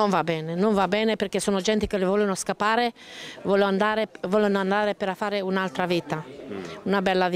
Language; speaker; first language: Italian; non-native, learner; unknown